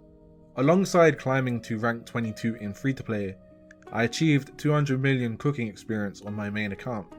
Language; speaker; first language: English; native; English